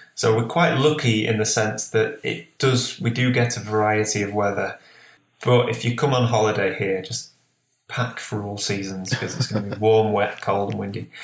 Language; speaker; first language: English; native; English